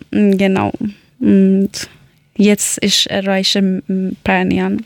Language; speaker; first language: German; non-native, learner; Persian